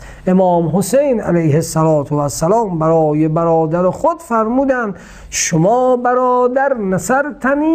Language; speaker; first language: Persian; native; Persian